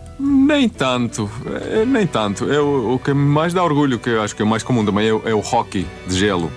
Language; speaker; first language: Portuguese; non-native, fluent; Swedish